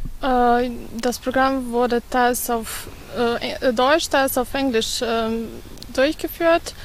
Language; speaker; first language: German; non-native, fluent; Serbian